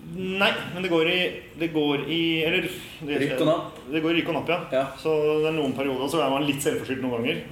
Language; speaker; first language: Norwegian; native; Norwegian